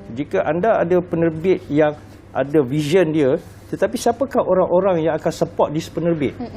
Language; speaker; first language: Malay; native; Malay